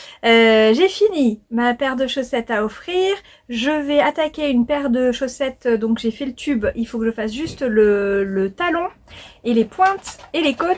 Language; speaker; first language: French; native; French